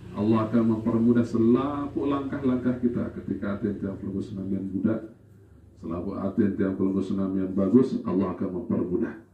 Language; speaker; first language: Malay; non-native, local second language; Sasak